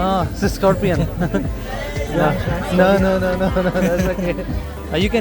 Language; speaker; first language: English; non-native, local second language; Urdu